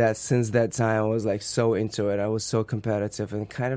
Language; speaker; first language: English; non-native, fluent; Russian